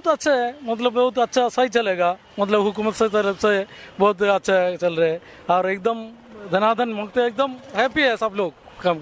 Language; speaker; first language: Hindi; non-native, local second language; Malayalam